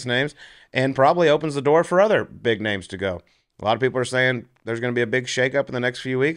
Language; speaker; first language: English; native; English